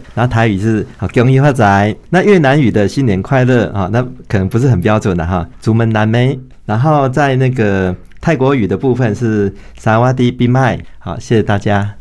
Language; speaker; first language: Chinese; native; Chinese